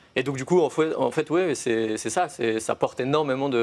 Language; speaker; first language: French; native; French